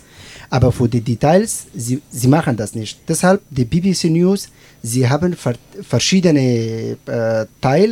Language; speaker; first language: German; non-native, learner; Persian